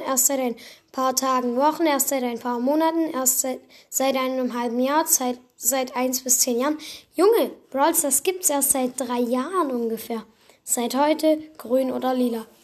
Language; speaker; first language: German; native; German